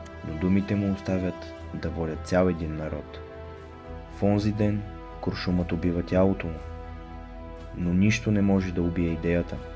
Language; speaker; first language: Bulgarian; native; Bulgarian